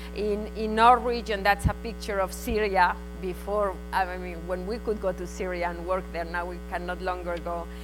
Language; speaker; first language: English; non-native, fluent; Spanish